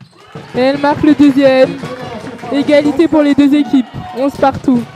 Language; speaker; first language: French; native; French